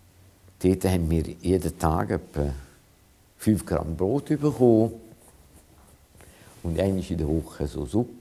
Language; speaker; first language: German; non-native, fluent; Hungarian